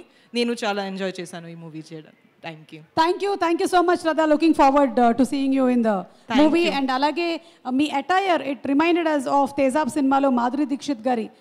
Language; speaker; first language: Telugu; non-native, fluent; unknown